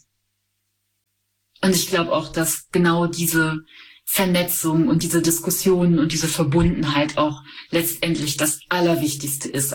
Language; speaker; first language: German; native; German